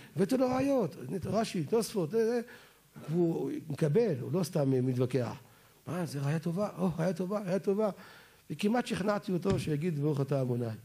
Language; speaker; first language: Hebrew; native; Hebrew